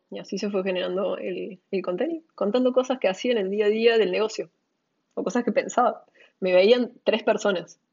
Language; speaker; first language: Spanish; native; Spanish